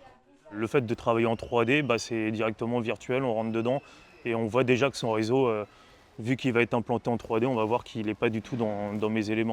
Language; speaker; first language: French; native; French